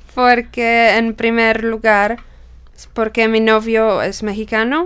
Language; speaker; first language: Spanish; non-native, learner; Czech